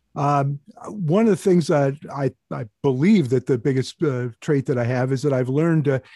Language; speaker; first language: English; native; English